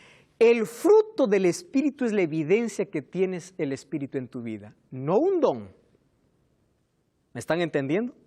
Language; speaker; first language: Spanish; native; Spanish